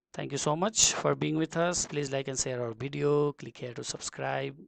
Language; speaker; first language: English; non-native, local second language; Nepali